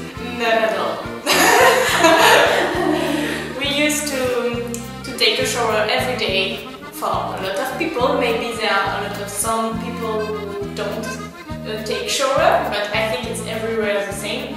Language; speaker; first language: English; non-native, learner; French